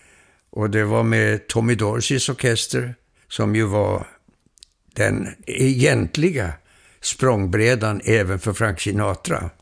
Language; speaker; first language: Swedish; early bilingual, heritage; Swedish